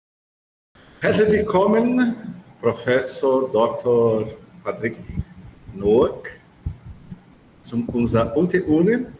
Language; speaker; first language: German; non-native, learner; Portuguese